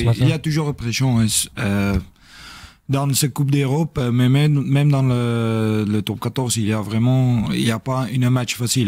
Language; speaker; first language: French; non-native, learner; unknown